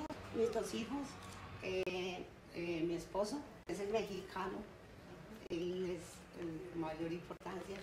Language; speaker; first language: Spanish; native; Spanish